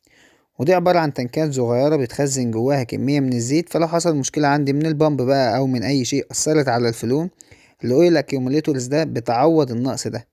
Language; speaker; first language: Arabic; native; Arabic